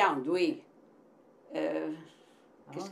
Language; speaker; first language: French; non-native, local second language; Arabic